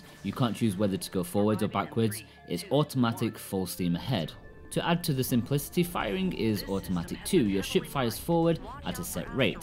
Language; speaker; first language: English; native; English